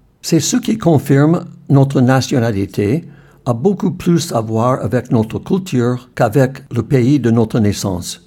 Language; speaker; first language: French; non-native, fluent; English